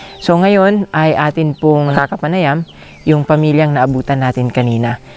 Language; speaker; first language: Filipino; non-native, local second language; Cebuano